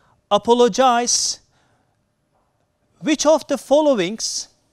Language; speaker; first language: English; non-native, fluent; Turkish